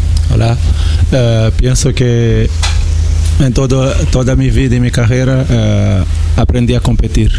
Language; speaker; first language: Spanish; non-native, fluent; Portuguese